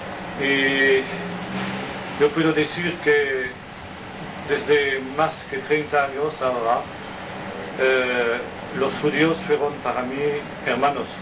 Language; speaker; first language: Spanish; non-native, learner; French